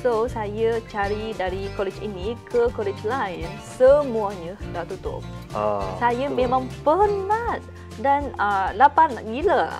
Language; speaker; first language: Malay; non-native, fluent; Chinese